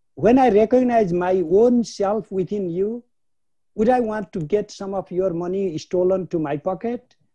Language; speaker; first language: English; non-native, local second language; Nepali